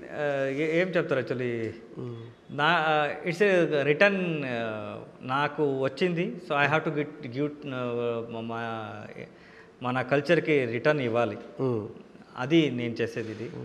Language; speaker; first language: Telugu; non-native, local second language; Kannada